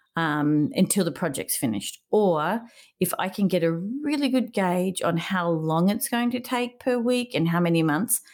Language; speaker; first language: English; native; English